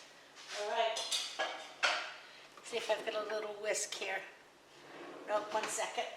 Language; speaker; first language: English; native; English